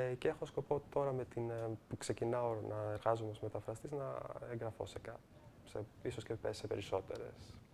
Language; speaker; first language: Greek; early bilingual, heritage; Greek